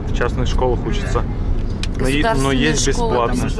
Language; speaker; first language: Russian; native; Russian